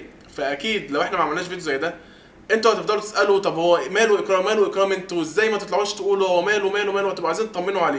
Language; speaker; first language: Arabic; native; Arabic